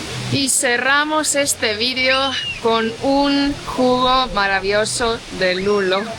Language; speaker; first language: Spanish; non-native, fluent; Portuguese